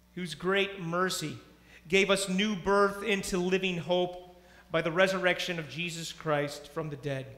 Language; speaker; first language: English; native; English